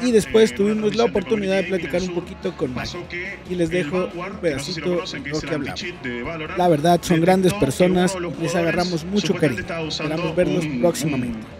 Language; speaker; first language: Spanish; native; Spanish